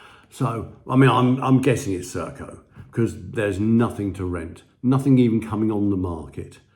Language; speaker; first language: English; native; English